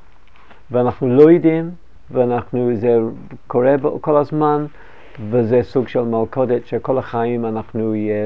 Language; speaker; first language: Hebrew; non-native, fluent; English